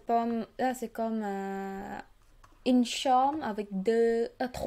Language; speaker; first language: French; non-native, learner; Khmer